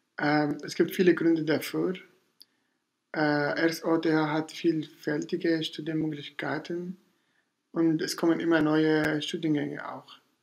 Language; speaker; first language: German; non-native, fluent; Arabic